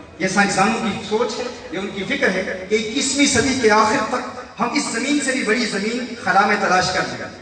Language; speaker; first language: Urdu; early bilingual, heritage; Urdu